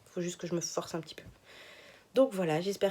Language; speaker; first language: French; native; French